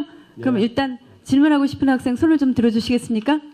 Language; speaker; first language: Korean; native; Korean